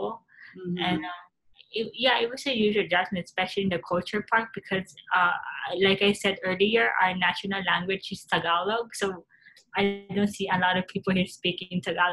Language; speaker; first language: English; non-native, local second language; Filipino